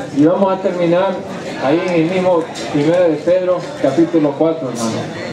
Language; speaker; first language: Spanish; non-native, fluent; English